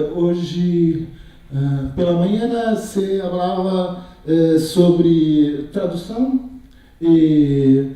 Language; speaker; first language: Portuguese; native; Portuguese